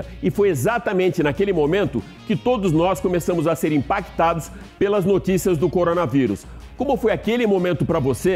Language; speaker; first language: Portuguese; native; Portuguese